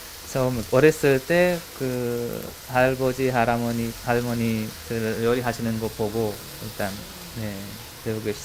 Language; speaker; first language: Korean; non-native, learner; Hungarian